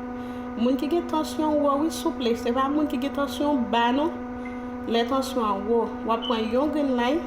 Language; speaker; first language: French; non-native, learner; Haitian Creole